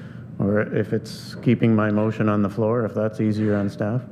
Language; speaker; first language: English; native; English